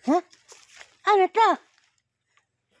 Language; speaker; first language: Filipino; non-native, local second language; Cebuano